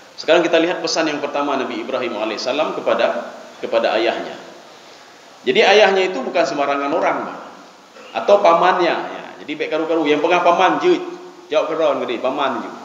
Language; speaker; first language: Malay; non-native, local second language; Achinese